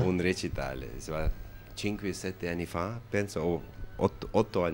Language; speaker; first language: Italian; non-native, learner; Russian